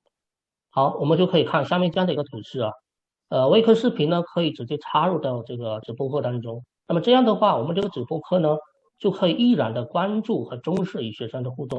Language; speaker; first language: Chinese; native; Chinese